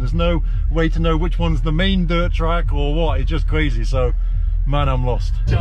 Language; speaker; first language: English; native; English